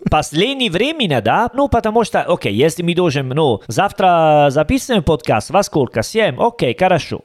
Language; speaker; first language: Russian; non-native, learner; Italian